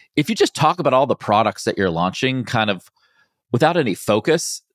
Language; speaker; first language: English; native; English